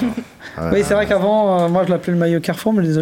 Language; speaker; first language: French; native; French